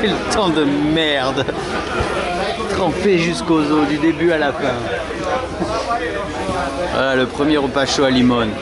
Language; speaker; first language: French; native; French